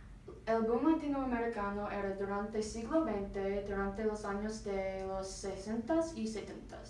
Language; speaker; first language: Spanish; non-native, learner; English